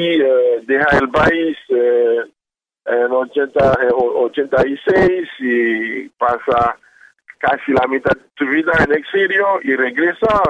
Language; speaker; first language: Spanish; non-native, learner; Haitian Creole